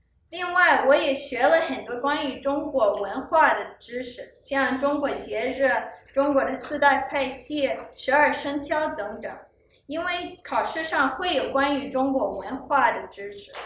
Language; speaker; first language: Chinese; early bilingual, heritage; Chinese